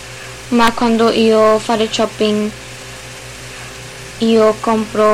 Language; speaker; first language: Italian; non-native, learner; English